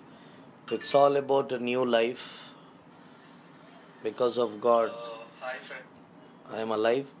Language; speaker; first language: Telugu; non-native, local second language; Urdu